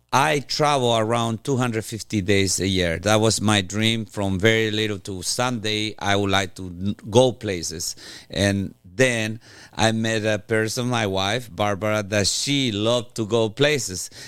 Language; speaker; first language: English; non-native, fluent; Spanish